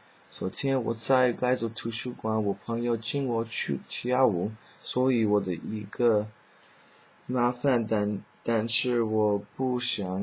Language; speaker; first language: Chinese; non-native, learner; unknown